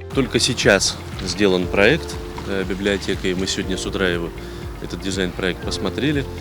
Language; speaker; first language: Russian; native; Russian